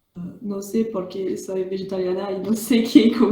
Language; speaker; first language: Spanish; non-native, learner; French